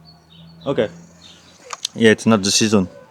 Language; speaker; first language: English; non-native, learner; French